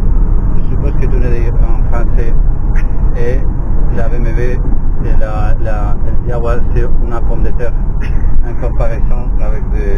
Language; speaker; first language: French; non-native, learner; Spanish